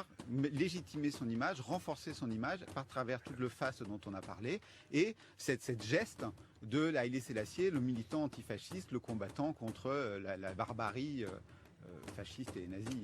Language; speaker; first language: French; native; French